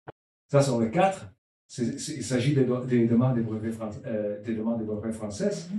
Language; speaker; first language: French; non-native, learner; Italian